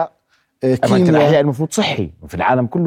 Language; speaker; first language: Arabic; native; Arabic